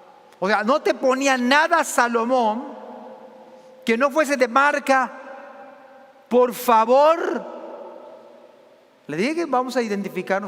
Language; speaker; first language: Spanish; native; Spanish